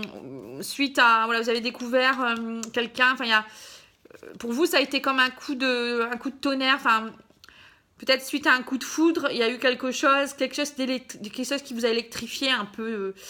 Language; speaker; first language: French; native; French